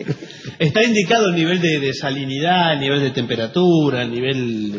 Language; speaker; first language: Spanish; native; Spanish